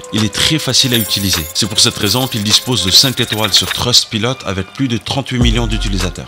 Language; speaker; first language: French; native; French